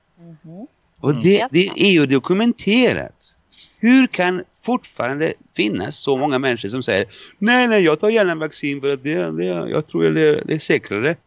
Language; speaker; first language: Swedish; non-native, fluent; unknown